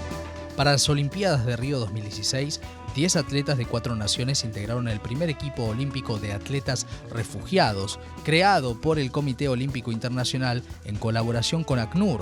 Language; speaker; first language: Spanish; native; Spanish